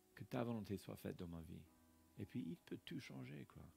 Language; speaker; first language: French; non-native, fluent; English